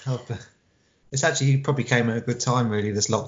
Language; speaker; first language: English; native; English